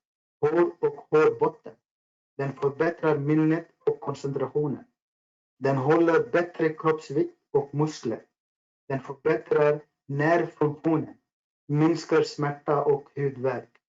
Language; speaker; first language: Swedish; non-native, fluent; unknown